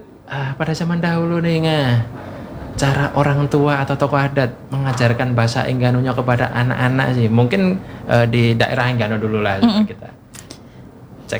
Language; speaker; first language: Indonesian; non-native, local second language; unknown